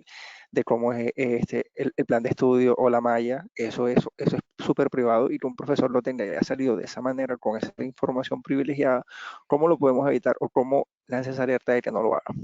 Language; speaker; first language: Spanish; native; Spanish